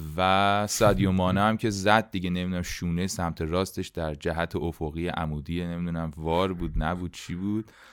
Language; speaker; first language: Persian; native; Persian